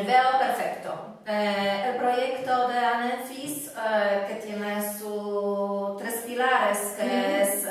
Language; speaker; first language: Spanish; non-native, fluent; Polish